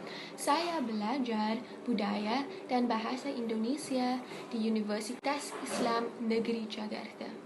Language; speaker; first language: Indonesian; non-native, learner; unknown